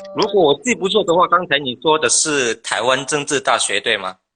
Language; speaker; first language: Chinese; non-native, fluent; Indonesian